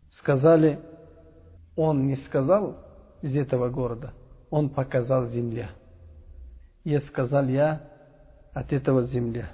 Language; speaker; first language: Russian; non-native, local second language; Uzbek